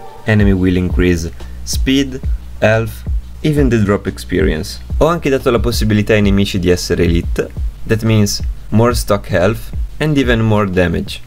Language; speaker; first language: English; non-native, learner; Italian